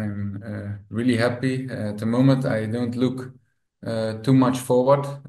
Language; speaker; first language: English; non-native, fluent; Dutch